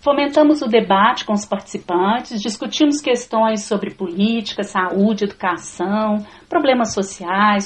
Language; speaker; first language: Portuguese; native; Portuguese